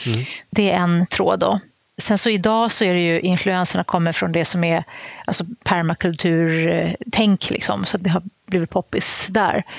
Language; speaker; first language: Swedish; native; Swedish